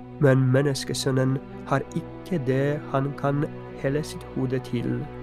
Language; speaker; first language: Norwegian; non-native, fluent; Polish